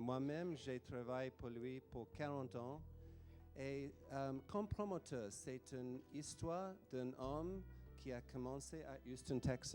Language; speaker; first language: French; non-native, fluent; English